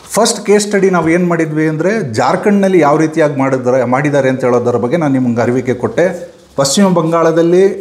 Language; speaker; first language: Kannada; non-native, local second language; Kodava